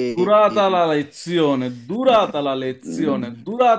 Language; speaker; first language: Italian; non-native, learner; Bangla